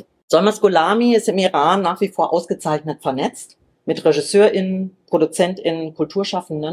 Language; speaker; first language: German; native; German